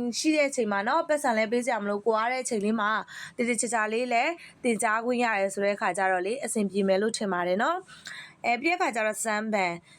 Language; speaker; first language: Burmese; native; Burmese